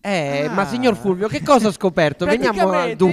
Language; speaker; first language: Italian; native; Italian